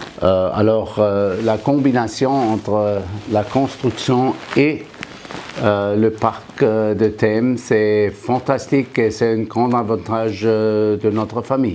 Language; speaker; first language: French; non-native, fluent; German